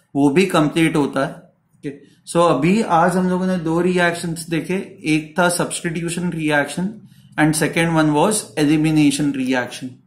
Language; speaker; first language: Hindi; non-native, local second language; Marathi